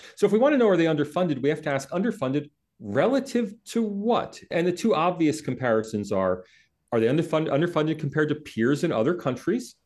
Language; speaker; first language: English; native; English